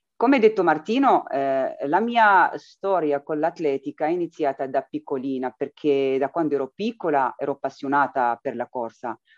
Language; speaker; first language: Italian; non-native, fluent; Arabic